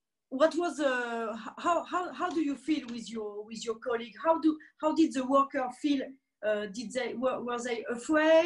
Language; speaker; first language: English; non-native, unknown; French